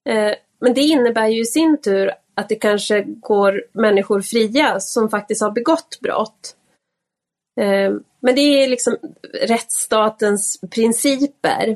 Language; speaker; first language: Swedish; native; Swedish